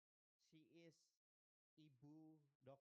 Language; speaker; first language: English; non-native, local second language; Indonesian